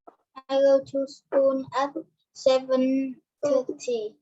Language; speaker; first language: English; non-native, learner; Vietnamese